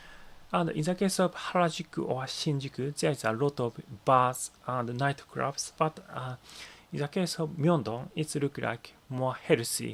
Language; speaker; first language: English; non-native, learner; Japanese